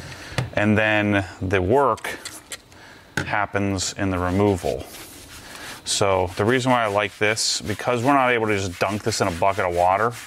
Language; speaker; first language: English; native; English